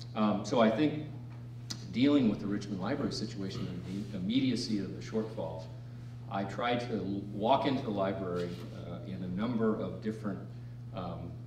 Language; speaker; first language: English; native; English